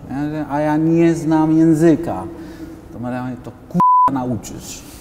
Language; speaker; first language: Polish; non-native, fluent; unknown